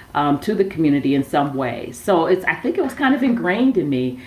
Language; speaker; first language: English; native; English